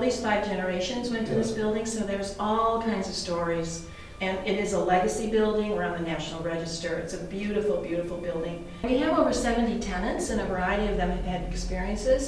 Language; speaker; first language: English; native; English